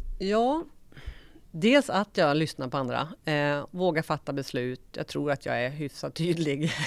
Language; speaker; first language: Swedish; native; Swedish